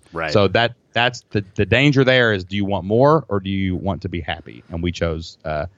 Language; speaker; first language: English; native; English